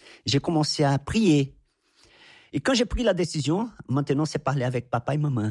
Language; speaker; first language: French; non-native, fluent; Portuguese